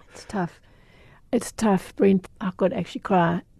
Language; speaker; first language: English; native; English